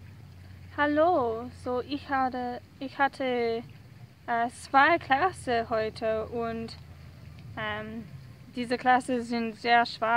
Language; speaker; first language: German; non-native, learner; English